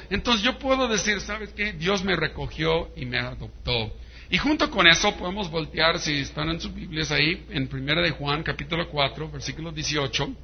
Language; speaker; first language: Spanish; early bilingual, heritage; Spanish